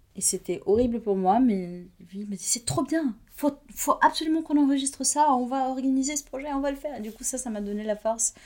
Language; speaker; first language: French; non-native, fluent; Portuguese